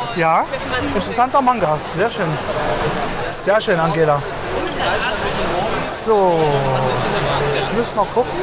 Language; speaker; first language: German; native; German